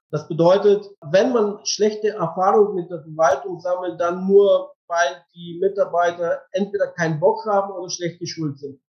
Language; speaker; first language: German; non-native, fluent; Bulgarian